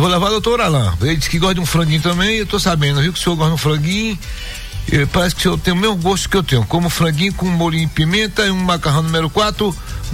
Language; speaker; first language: Portuguese; native; Portuguese